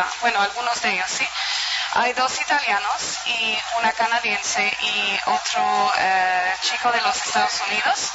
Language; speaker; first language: Spanish; non-native, fluent; English